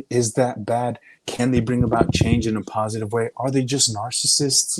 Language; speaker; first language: English; native; English